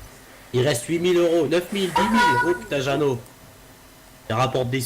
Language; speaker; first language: French; native; French